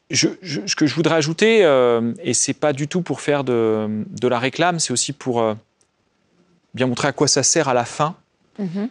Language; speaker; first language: French; native; French